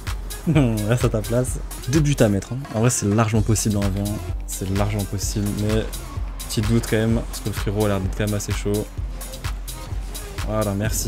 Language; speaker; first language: French; native; French